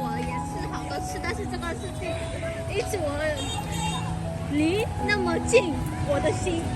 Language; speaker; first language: Chinese; non-native, learner; Vietnamese